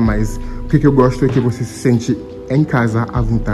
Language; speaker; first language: Portuguese; non-native, fluent; French